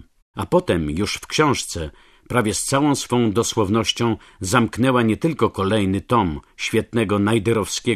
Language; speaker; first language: Polish; native; Polish